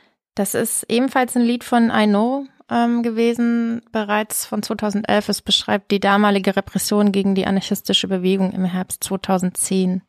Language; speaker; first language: German; native; German